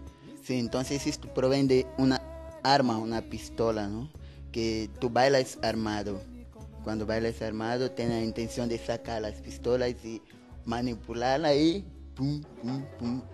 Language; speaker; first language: Spanish; non-native, fluent; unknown